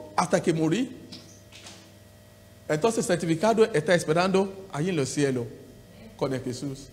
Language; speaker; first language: Spanish; non-native, learner; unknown